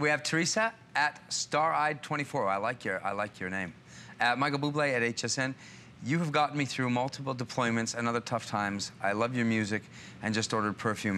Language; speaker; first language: English; native; English